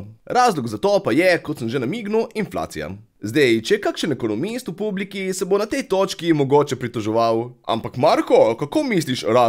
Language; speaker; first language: Slovenian; native; Slovenian